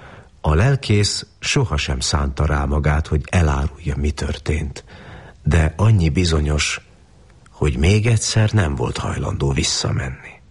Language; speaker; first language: Hungarian; native; Hungarian